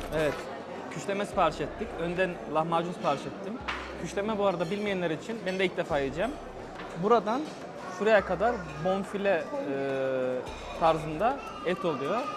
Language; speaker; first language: Turkish; early bilingual, heritage; Turkish